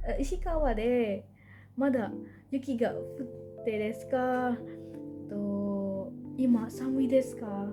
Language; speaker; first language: Japanese; non-native, learner; Indonesian